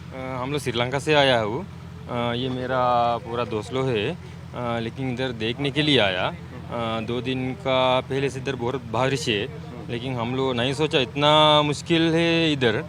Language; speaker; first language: Hindi; non-native, learner; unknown